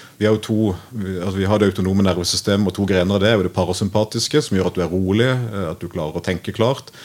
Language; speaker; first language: Norwegian; native; Norwegian